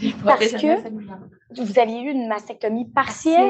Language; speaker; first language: French; native; French